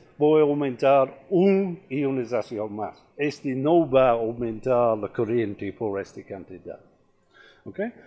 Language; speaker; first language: Spanish; non-native, fluent; English